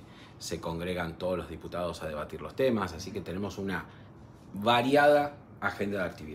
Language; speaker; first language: Spanish; native; Spanish